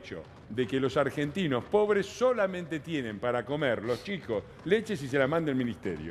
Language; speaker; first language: Spanish; native; Spanish